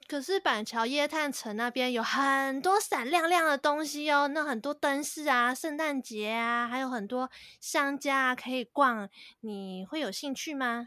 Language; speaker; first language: Chinese; native; Chinese